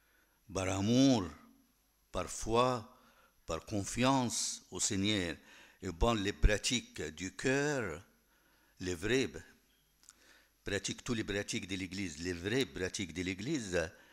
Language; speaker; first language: French; non-native, fluent; Arabic